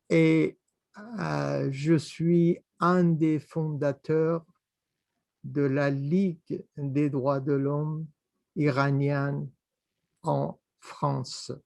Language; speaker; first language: French; non-native, fluent; Persian